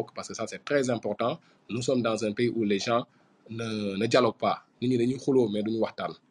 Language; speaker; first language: French; non-native, local second language; Fula